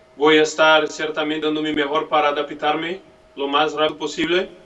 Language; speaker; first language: Spanish; non-native, learner; Portuguese